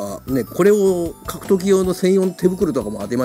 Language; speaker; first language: Japanese; native; Japanese